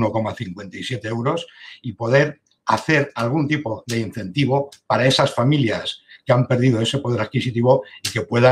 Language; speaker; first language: Spanish; native; Spanish